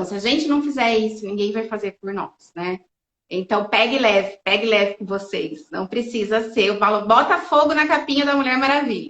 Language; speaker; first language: Portuguese; native; Portuguese